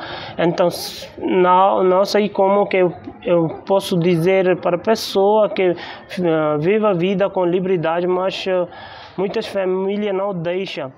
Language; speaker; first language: Portuguese; non-native, learner; Hindi